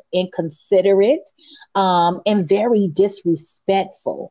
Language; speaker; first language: English; native; English